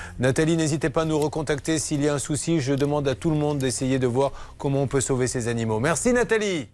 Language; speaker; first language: French; native; French